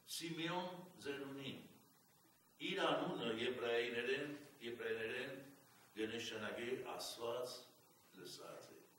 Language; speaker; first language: Armenian; early bilingual, heritage; Armenian